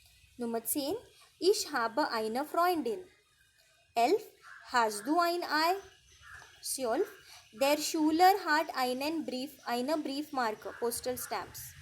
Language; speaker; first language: German; non-native, fluent; Marathi